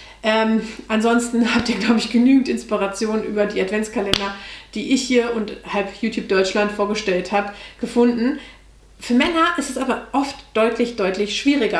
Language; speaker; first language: German; native; German